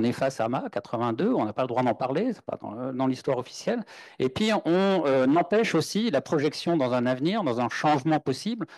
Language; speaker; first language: French; native; French